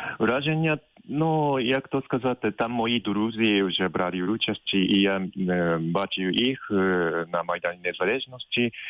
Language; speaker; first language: Ukrainian; non-native, fluent; Japanese